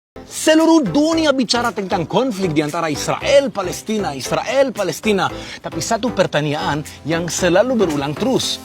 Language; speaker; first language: Indonesian; non-native, fluent; Hebrew